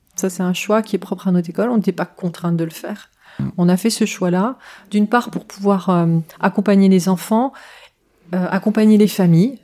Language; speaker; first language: French; native; French